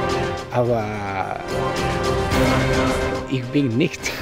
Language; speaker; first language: German; non-native, learner; Spanish